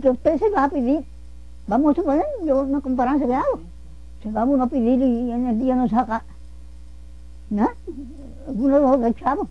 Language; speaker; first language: Spanish; native; Spanish